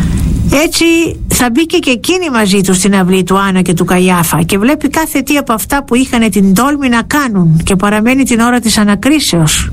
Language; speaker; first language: Greek; native; Greek